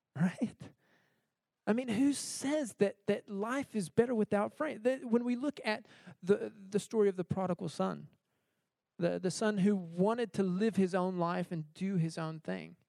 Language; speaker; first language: English; native; English